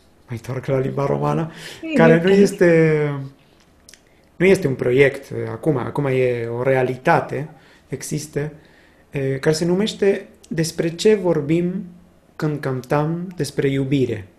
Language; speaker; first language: Romanian; non-native, fluent; Spanish